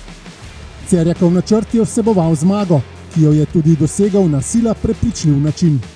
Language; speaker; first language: Slovenian; native; Slovenian